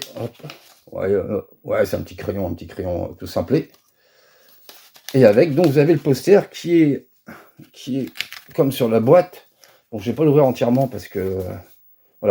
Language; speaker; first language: French; native; French